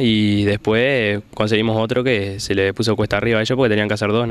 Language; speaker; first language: Spanish; native; Spanish